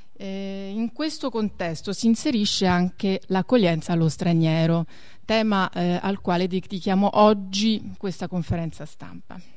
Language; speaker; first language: Italian; native; Italian